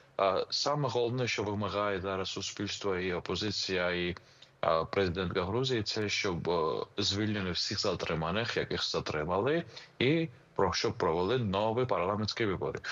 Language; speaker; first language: Ukrainian; non-native, fluent; Georgian